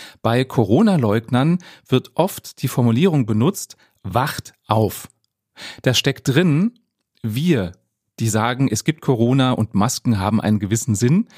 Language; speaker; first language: German; native; German